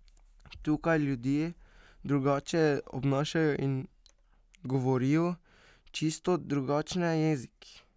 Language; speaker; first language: Slovenian; non-native, learner; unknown